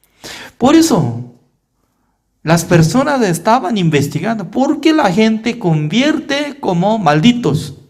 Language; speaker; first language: Spanish; non-native, fluent; Korean